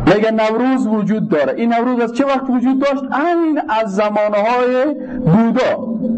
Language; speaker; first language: Persian; native; Persian